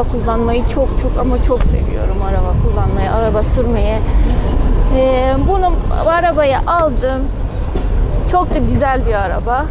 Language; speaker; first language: Turkish; non-native, learner; Persian